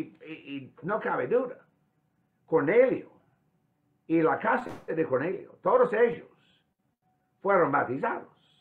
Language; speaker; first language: Spanish; non-native, fluent; English